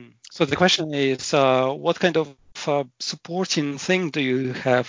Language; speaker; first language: English; non-native, fluent; Russian